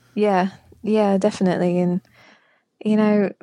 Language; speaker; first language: English; native; English